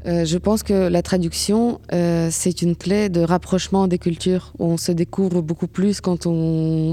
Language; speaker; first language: French; non-native, fluent; Ukrainian